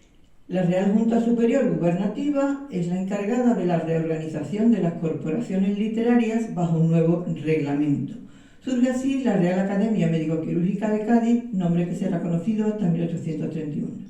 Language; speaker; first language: Spanish; native; Spanish